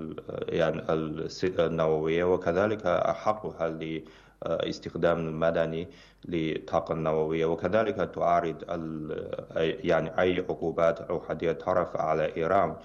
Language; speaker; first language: Arabic; non-native, fluent; Chinese